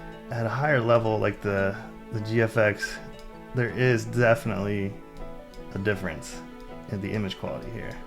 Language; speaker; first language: English; native; English